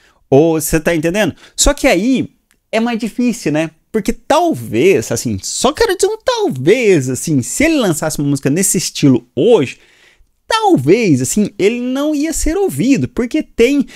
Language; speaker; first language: Portuguese; native; Portuguese